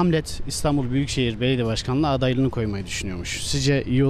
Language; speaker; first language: Turkish; native; Turkish